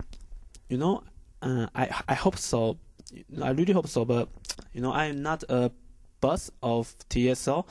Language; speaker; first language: English; non-native, learner; Chinese